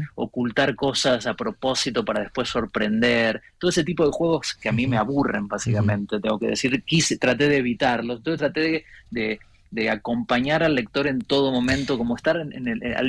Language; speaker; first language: Spanish; native; Spanish